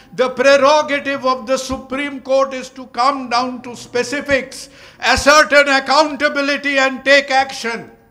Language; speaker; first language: English; non-native, local second language; Bangla